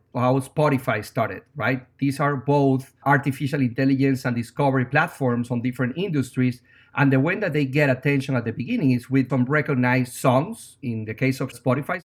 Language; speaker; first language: English; non-native, fluent; Spanish